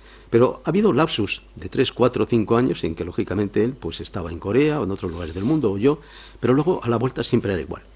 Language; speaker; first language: Spanish; native; Spanish